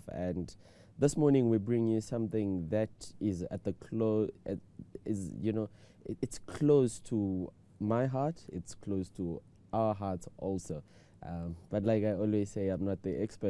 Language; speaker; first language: English; non-native, local second language; Shona